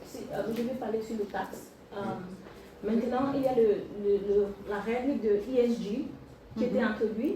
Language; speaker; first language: French; non-native, learner; English